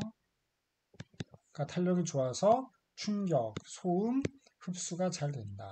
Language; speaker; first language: Korean; native; Korean